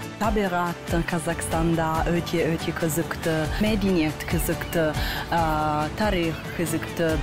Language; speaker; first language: Kazakh; non-native, learner; Italian